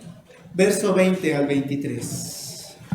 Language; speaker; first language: Spanish; native; Spanish